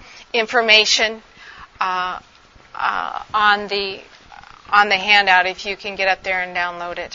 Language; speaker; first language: English; native; English